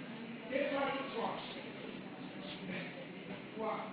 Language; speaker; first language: Italian; non-native, learner; Romanian